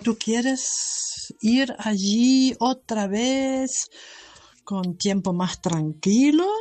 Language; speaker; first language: Spanish; non-native, fluent; German